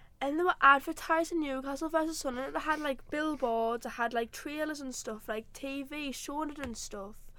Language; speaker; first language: English; native; English